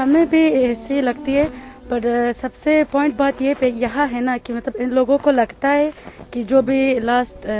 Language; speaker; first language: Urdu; non-native, fluent; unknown